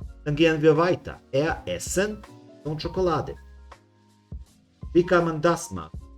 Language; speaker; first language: German; non-native, fluent; Serbian